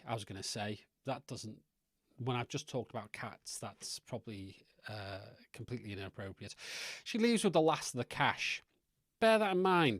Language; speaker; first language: English; native; English